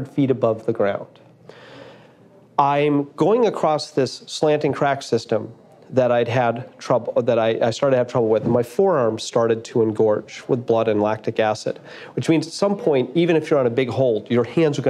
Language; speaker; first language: English; native; English